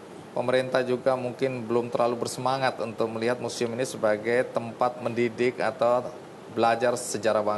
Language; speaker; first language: Indonesian; native; Indonesian